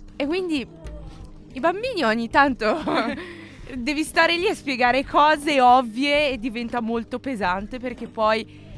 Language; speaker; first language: Italian; early bilingual, other home language; Arabic